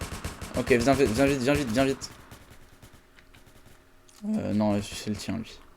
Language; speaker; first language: French; native; French